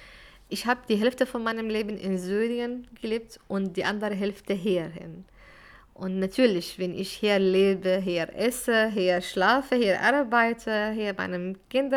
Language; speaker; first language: German; non-native, fluent; Arabic